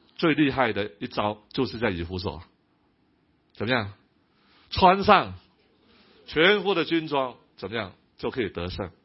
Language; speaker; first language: Chinese; non-native, local second language; Cantonese